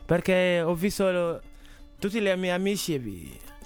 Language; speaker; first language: Italian; non-native, learner; Wolof